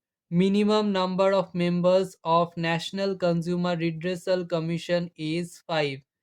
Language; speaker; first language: English; non-native, local second language; Bangla